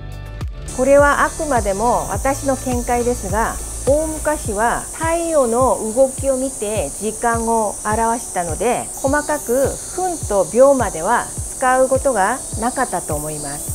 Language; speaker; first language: Japanese; non-native, fluent; Korean